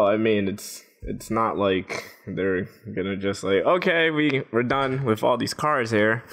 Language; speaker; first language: English; native; English